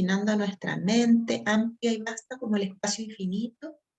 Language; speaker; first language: Spanish; native; Spanish